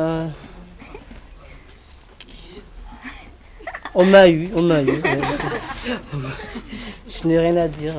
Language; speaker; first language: French; non-native, local second language; Comorian